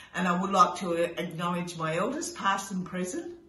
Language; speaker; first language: English; native; English